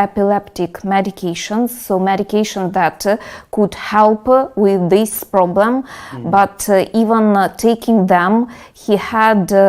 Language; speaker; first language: English; non-native, fluent; Russian